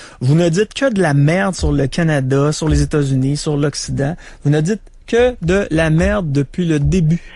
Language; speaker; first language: French; native; French